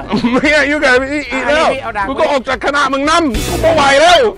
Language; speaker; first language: Thai; non-native, fluent; English